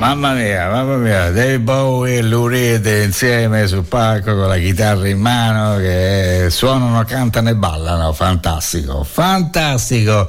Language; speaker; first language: Italian; native; Italian